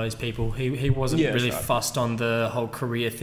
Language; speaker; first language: English; native; English